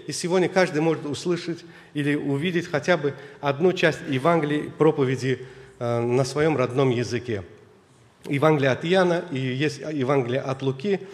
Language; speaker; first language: Russian; non-native, local second language; Azerbaijani